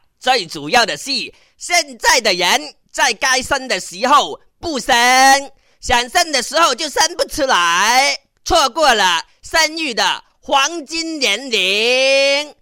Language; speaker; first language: Chinese; non-native, local second language; Cantonese